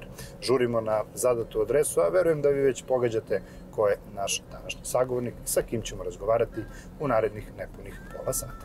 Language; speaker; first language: Serbian; native; Serbian